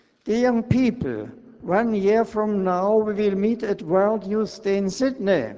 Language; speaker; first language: English; non-native, fluent; German